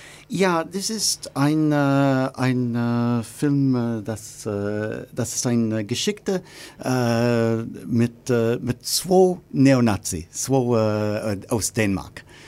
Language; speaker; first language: German; non-native, learner; English